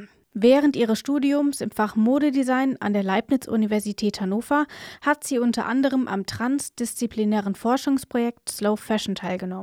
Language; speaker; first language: German; native; German